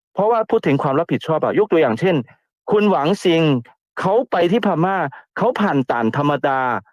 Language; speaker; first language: Thai; non-native, fluent; Chinese